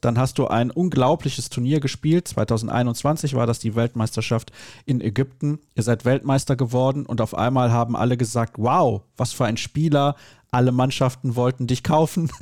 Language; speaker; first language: German; native; German